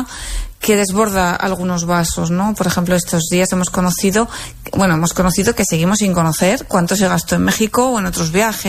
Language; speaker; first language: Spanish; native; Spanish